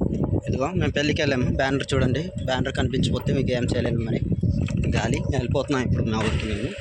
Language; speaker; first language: Telugu; native; Telugu